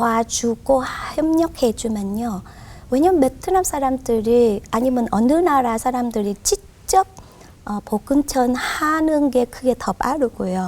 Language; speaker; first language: Korean; non-native, fluent; Vietnamese